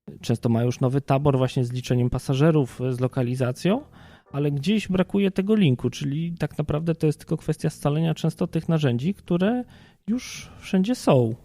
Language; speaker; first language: Polish; native; Polish